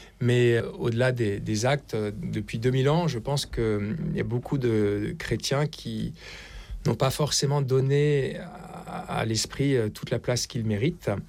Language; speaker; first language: French; native; French